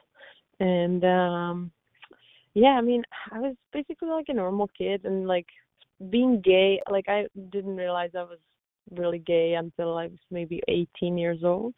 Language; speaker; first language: English; non-native, fluent; Czech